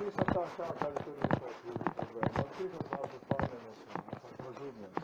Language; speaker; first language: Polish; non-native, learner; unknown